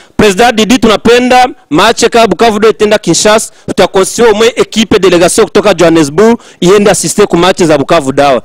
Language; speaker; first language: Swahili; native; Swahili